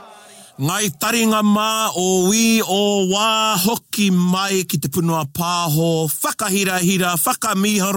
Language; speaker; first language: Māori; non-native, local second language; English